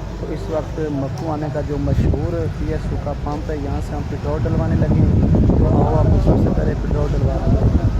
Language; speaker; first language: Urdu; non-native, local second language; Punjabi